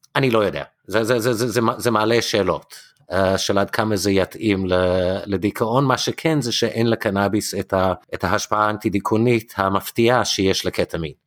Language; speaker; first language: Hebrew; non-native, fluent; English